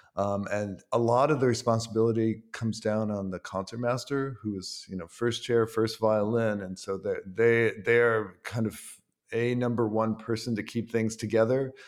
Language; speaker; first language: English; native; English